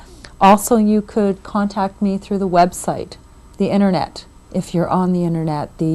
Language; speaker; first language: English; native; English